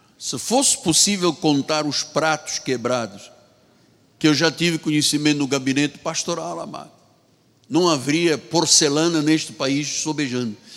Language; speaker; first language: Portuguese; native; Portuguese